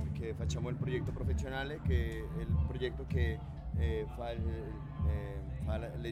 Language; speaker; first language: Italian; non-native, learner; Spanish